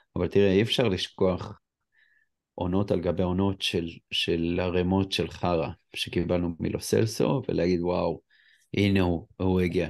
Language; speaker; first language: Hebrew; native; Hebrew